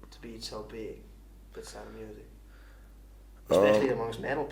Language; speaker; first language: English; non-native, fluent; Dutch